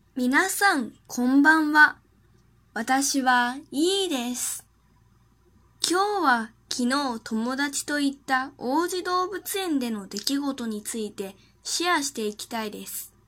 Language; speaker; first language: Japanese; non-native, fluent; Chinese